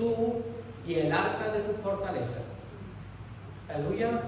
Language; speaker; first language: Spanish; native; Spanish